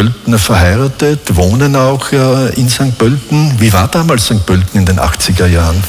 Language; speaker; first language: German; native; German